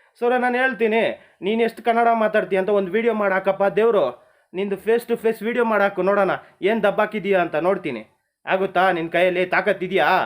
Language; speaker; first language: Kannada; non-native, local second language; Marathi